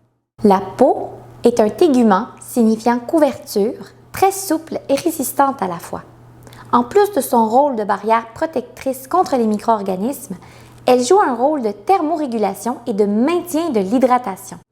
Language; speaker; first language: French; native; French